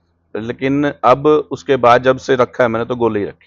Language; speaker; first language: Hindi; native; Hindi